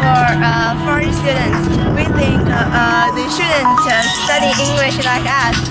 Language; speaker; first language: English; non-native, learner; Chinese